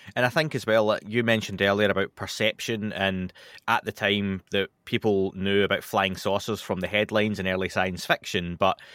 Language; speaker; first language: English; native; English